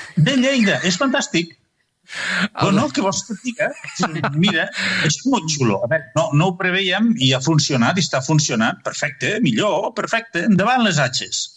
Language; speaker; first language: Catalan; native; Catalan